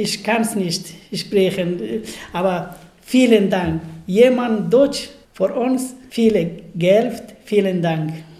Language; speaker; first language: German; non-native, learner; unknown